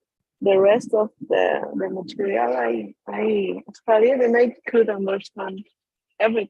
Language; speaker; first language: English; non-native, learner; Spanish